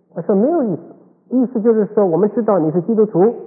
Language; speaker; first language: Chinese; native; Chinese